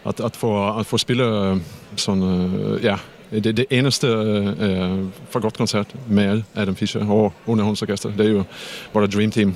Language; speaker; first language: Danish; non-native, fluent; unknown